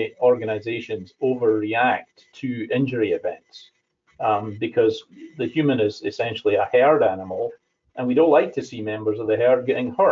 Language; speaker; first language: English; native; English